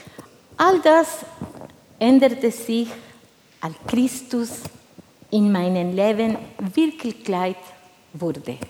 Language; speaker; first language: German; non-native, fluent; Spanish